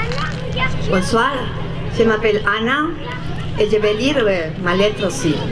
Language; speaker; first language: French; non-native, fluent; Spanish